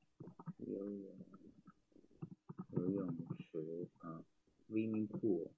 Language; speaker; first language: Chinese; native; Chinese